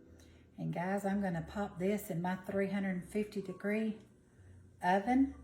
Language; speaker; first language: English; native; English